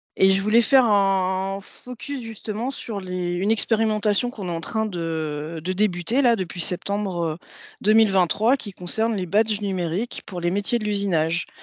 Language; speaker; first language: French; native; French